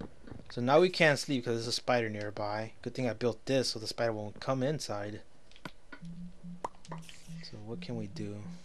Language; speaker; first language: English; native; English